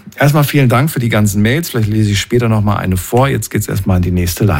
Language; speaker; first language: German; native; German